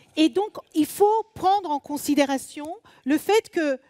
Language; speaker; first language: French; native; French